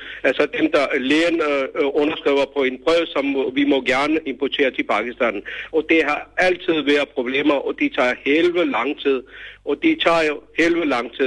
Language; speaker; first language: Danish; non-native, learner; Urdu